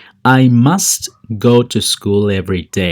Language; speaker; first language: English; non-native, fluent; Spanish